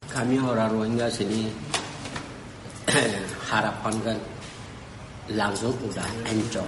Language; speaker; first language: Indonesian; non-native, learner; Rohingya